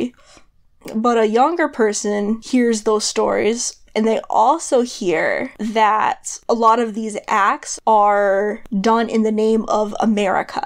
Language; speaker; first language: English; native; English